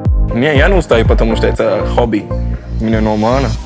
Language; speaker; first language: Russian; non-native, learner; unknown